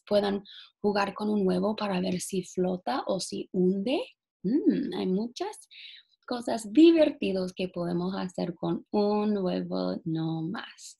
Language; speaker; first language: Spanish; non-native, fluent; English